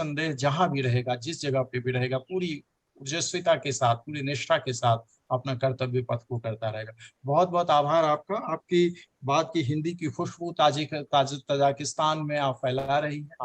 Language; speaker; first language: Hindi; native; Hindi